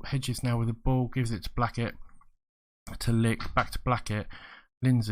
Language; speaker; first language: English; native; English